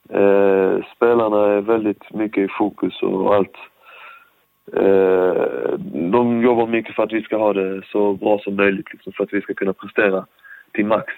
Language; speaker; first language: Swedish; early bilingual, other home language; Persian